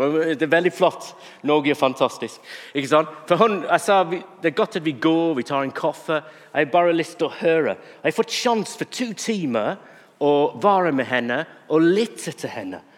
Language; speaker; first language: Norwegian; non-native, fluent; English